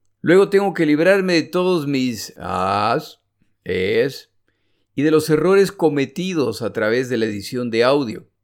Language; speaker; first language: Spanish; native; Spanish